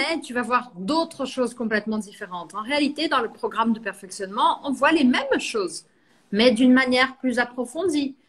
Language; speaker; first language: French; non-native, fluent; Portuguese